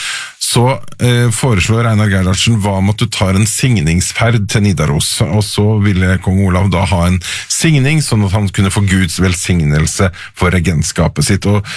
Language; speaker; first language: Norwegian; native; Norwegian